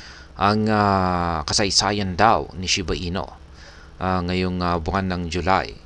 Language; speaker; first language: Filipino; native; Filipino